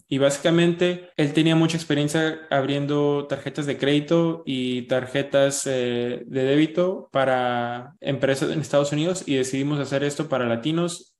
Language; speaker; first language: Spanish; early bilingual, heritage; Spanish